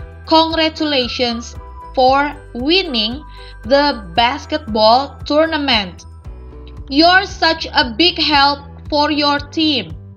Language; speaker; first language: English; non-native, fluent; Indonesian